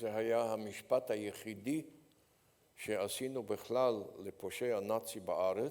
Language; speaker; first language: Hebrew; non-native, fluent; Polish